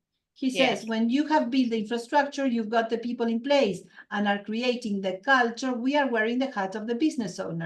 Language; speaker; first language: English; non-native, fluent; Spanish